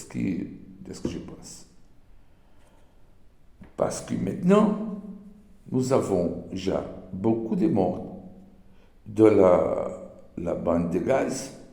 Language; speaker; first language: French; non-native, learner; Portuguese